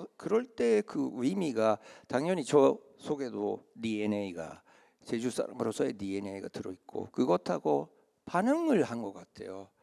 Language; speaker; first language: Korean; early bilingual, heritage; Korean